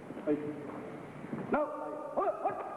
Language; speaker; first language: English; non-native, learner; Japanese